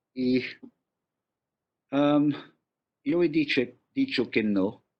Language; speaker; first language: Spanish; non-native, fluent; English